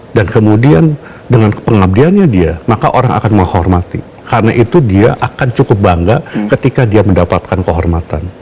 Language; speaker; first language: Indonesian; native; Indonesian